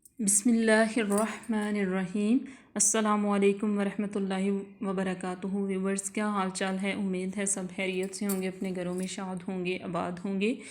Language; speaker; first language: Urdu; native; Urdu